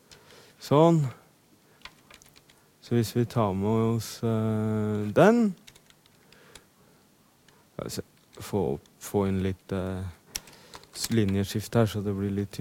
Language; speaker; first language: Norwegian; native; Norwegian